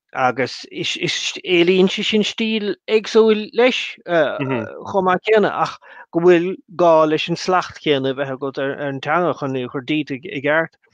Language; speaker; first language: Irish; non-native, local second language; English